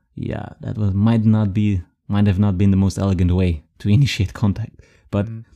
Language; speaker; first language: English; non-native, fluent; Dutch